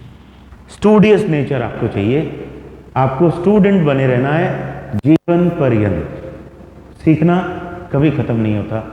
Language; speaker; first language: Hindi; native; Hindi